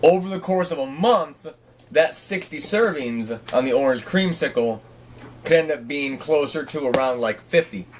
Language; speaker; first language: English; native; English